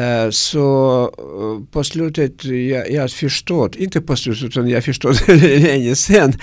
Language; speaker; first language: Swedish; non-native, learner; Russian